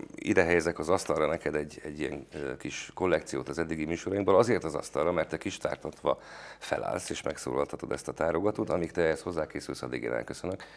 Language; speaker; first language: Hungarian; native; Hungarian